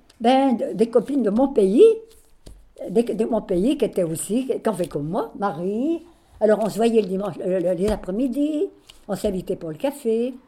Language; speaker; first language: French; native; French